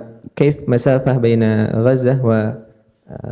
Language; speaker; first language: Arabic; non-native, learner; Indonesian